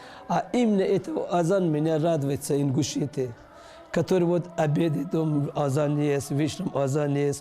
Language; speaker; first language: Russian; non-native, learner; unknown